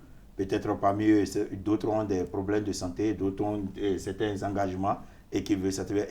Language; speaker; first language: French; non-native, fluent; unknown